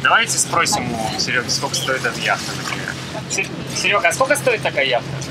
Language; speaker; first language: Russian; native; Russian